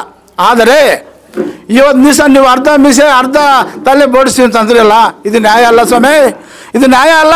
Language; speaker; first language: Kannada; native; Kannada